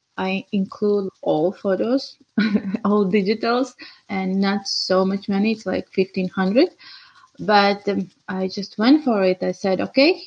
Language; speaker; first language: English; non-native, fluent; Latvian